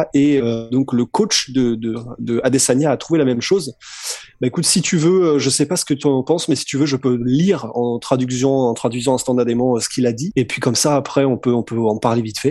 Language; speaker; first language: French; native; French